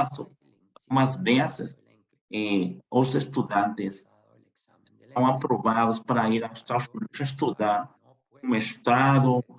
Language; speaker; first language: Portuguese; non-native, fluent; Spanish